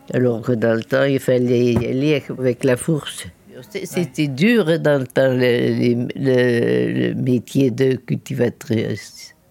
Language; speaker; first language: French; native; French